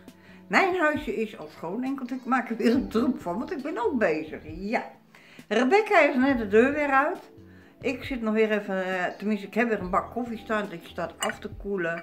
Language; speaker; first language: Dutch; native; Dutch